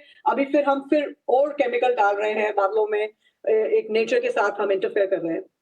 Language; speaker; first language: Hindi; native; Hindi